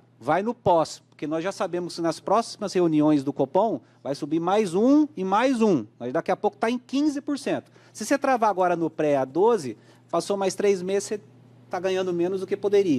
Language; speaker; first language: Portuguese; native; Portuguese